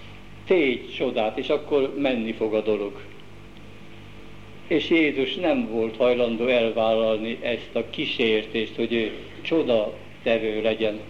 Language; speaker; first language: Hungarian; native; Hungarian